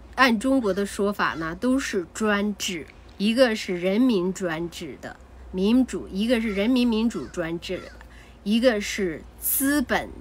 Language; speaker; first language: Chinese; native; Chinese